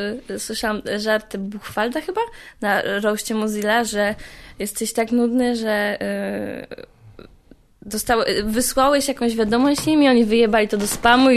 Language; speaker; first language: Polish; native; Polish